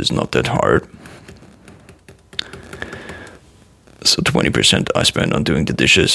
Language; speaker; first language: English; non-native, fluent; German